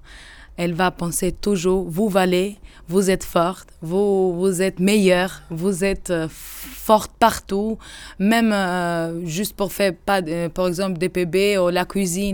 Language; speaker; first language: French; non-native, learner; Albanian